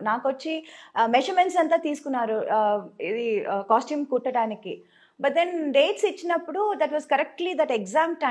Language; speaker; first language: Telugu; non-native, local second language; Tamil